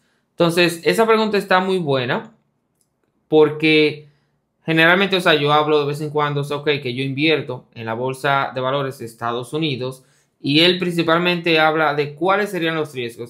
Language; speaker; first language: Spanish; native; Spanish